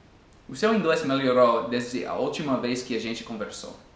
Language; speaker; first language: Portuguese; non-native, fluent; English